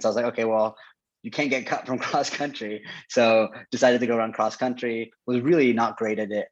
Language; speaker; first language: English; native; English